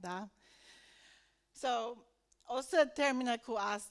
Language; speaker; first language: Romanian; non-native, learner; English